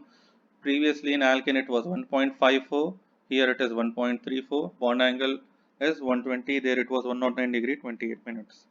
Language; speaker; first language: English; non-native, local second language; Hindi